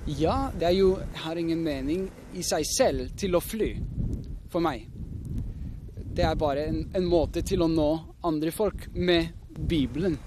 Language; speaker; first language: Norwegian; non-native, fluent; Swiss German